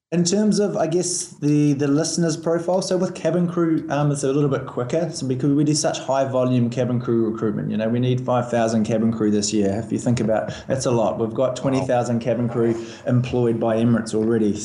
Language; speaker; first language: English; native; English